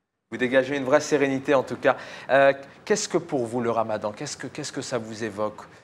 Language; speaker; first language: French; native; French